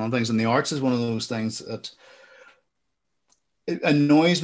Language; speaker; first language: English; native; English